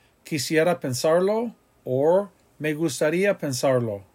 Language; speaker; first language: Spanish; non-native, fluent; English